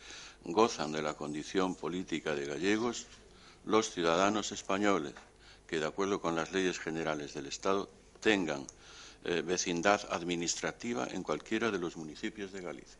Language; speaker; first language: Spanish; native; Spanish